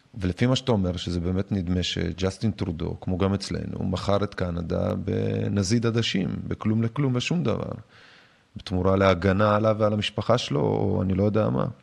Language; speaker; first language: Hebrew; early bilingual, other home language; Russian